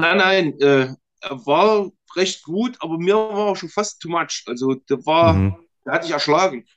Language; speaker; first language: German; native; German